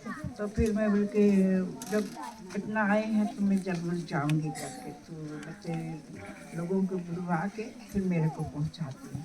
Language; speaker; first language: Hindi; non-native, local second language; Chhattisgarhi